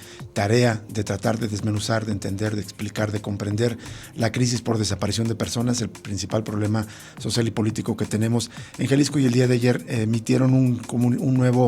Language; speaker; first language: Spanish; native; Spanish